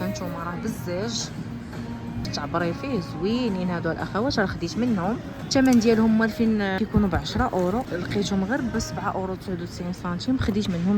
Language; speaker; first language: Arabic; native; Arabic